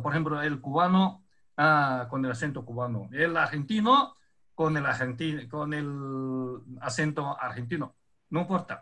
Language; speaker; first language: Spanish; non-native, fluent; Chinese